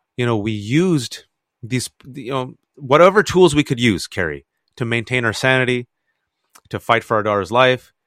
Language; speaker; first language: English; native; English